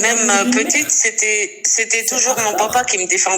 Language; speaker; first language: French; native; French